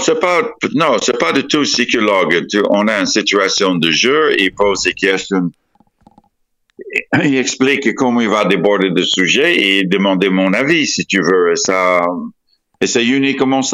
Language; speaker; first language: French; non-native, fluent; English